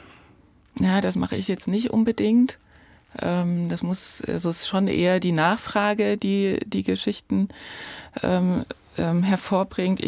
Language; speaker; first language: German; native; German